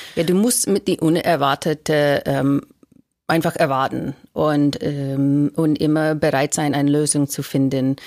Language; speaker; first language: German; non-native, fluent; English